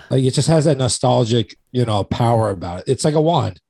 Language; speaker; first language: English; native; English